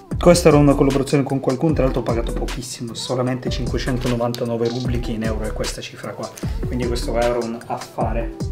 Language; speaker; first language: Italian; early bilingual, other home language; Russian